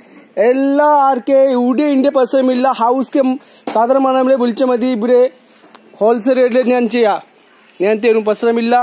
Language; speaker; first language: Malayalam; non-native, learner; Hindi